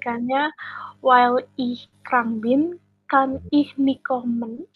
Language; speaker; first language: German; non-native, learner; Indonesian